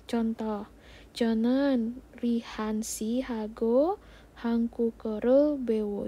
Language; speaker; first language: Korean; non-native, fluent; Indonesian